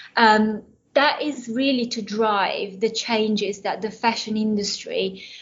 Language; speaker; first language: English; non-native, fluent; Italian